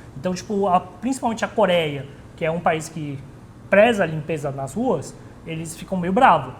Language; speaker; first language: Portuguese; early bilingual, other home language; Korean